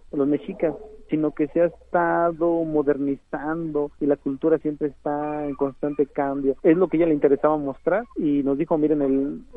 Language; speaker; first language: Spanish; non-native, local second language; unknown